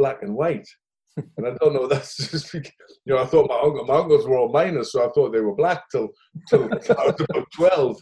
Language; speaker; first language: English; native; English